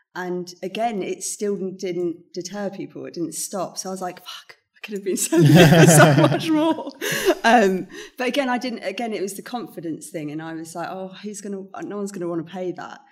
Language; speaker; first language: English; native; English